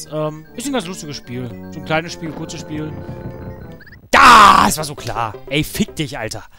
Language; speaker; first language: German; native; German